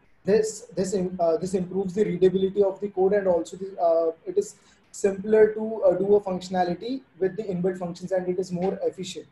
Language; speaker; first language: English; non-native, local second language; Hindi